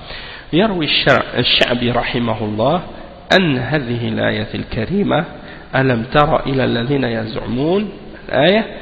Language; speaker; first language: Arabic; non-native, fluent; French